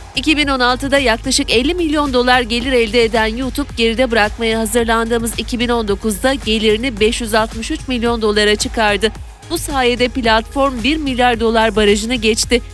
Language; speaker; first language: Turkish; native; Turkish